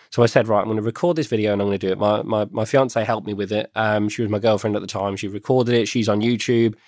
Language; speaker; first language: English; native; English